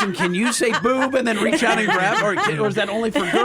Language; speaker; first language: English; native; English